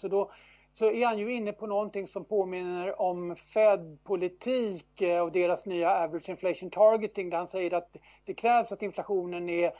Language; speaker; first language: Swedish; native; Swedish